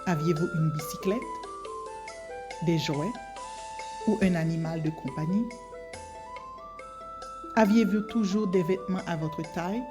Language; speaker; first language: French; native; French